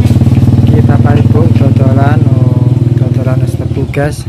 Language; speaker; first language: Indonesian; non-native, local second language; Javanese